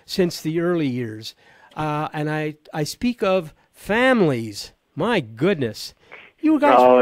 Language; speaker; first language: English; native; English